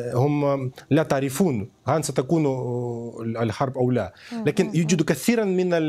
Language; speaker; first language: Arabic; non-native, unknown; Ukrainian